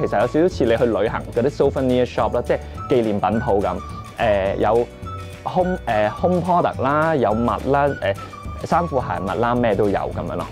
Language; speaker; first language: Cantonese; native; Cantonese